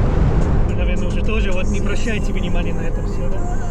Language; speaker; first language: Russian; non-native, fluent; English